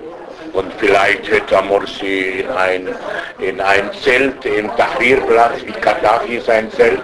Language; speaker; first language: German; non-native, fluent; Arabic